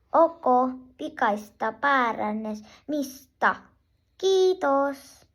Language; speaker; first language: Finnish; non-native, learner; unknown